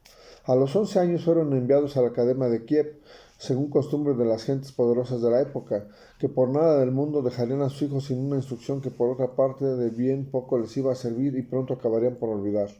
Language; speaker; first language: Spanish; native; Spanish